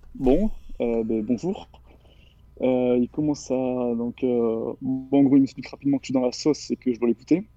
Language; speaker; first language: French; native; French